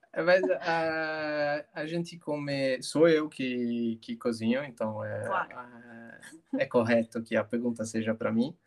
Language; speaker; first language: Portuguese; non-native, fluent; Italian